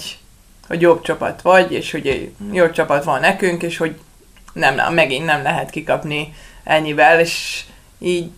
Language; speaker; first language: Hungarian; non-native, learner; Serbian